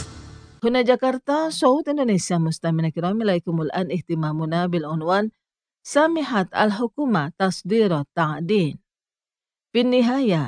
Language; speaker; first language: Arabic; non-native, fluent; Indonesian